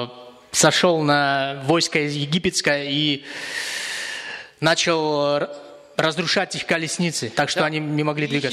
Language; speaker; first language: Russian; native; Russian